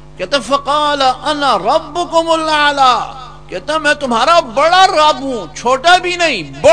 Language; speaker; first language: Urdu; non-native, local second language; Punjabi